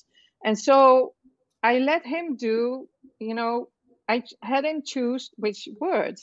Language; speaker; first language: English; non-native, fluent; Dutch